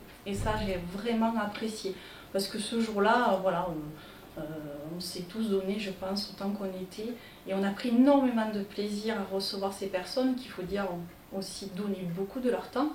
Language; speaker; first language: French; native; French